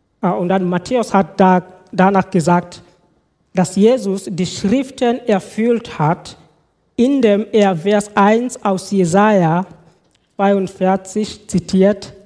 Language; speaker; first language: German; non-native, fluent; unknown